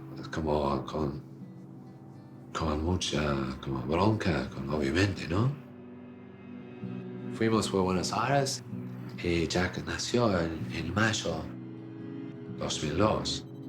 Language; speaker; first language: Spanish; non-native, fluent; English